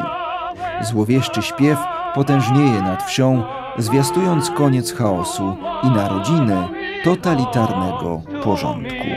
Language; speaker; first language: Polish; native; Polish